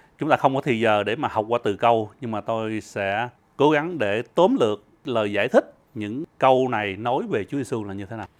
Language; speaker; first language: Vietnamese; early bilingual, heritage; Vietnamese